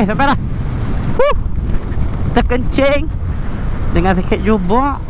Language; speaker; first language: Malay; native; Malay